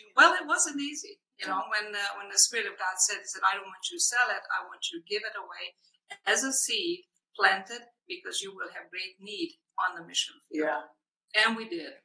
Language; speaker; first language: English; non-native, fluent; Hungarian